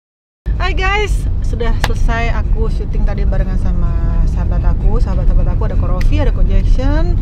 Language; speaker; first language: Indonesian; native; Indonesian